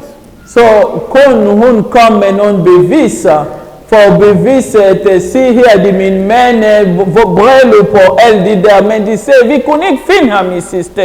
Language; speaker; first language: Swedish; non-native, learner; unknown